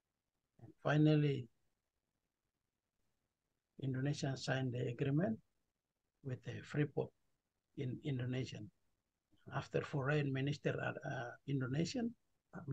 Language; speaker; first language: English; non-native, learner; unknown